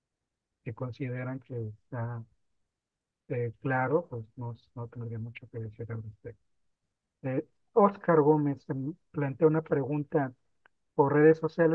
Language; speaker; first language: Spanish; native; Spanish